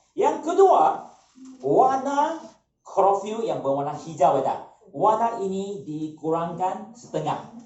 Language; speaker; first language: Malay; non-native, local second language; Chinese